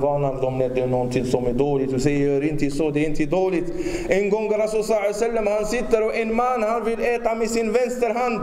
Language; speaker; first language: Swedish; non-native, fluent; Arabic